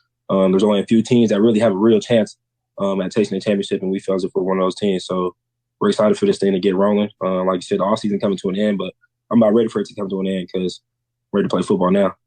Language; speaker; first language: English; native; English